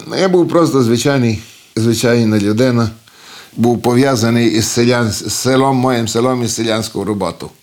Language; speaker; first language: Ukrainian; early bilingual, heritage; Ukrainian